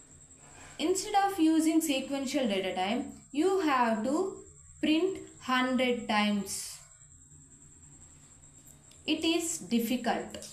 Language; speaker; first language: English; non-native, local second language; Telugu